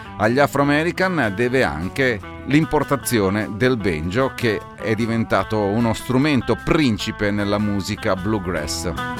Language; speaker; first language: Italian; native; Italian